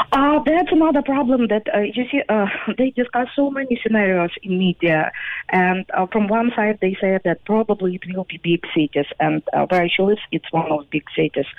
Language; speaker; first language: English; non-native, fluent; Ukrainian